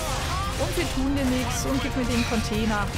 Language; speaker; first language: German; native; German